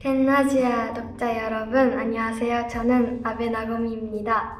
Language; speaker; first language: Korean; non-native, learner; Japanese